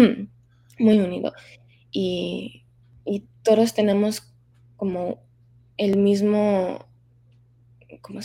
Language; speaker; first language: Spanish; early bilingual, heritage; Spanish